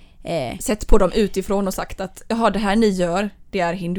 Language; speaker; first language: Swedish; native; Swedish